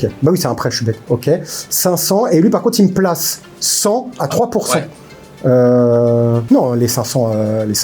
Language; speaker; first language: French; native; French